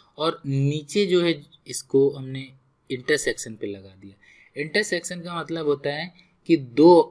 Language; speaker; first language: Hindi; native; Hindi